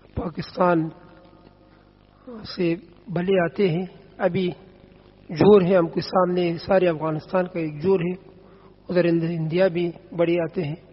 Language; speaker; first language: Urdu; non-native, learner; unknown